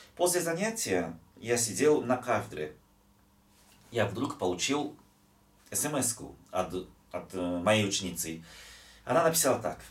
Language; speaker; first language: Russian; non-native, fluent; Japanese